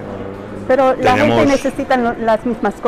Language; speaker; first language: Spanish; non-native, learner; English